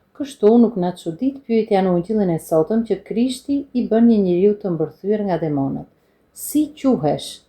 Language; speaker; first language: Albanian; non-native, fluent; English